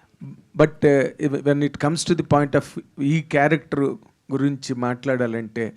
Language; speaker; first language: Telugu; native; Telugu